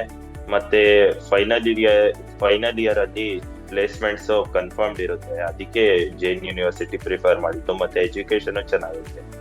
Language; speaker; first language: Kannada; non-native, local second language; Urdu